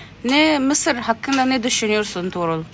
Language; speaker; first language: Turkish; non-native, learner; Arabic